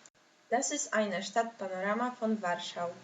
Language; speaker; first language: German; non-native, learner; Polish